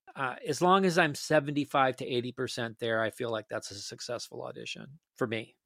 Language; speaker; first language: English; native; English